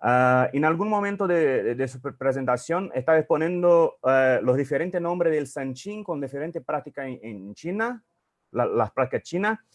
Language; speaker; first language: Spanish; non-native, fluent; Portuguese